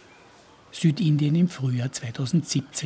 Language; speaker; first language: German; native; German